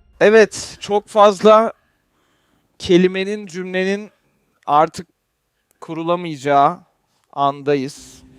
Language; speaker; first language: Turkish; native; Turkish